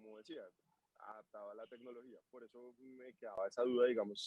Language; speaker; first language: Spanish; native; Spanish